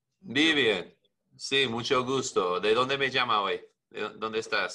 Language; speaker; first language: Spanish; non-native, learner; English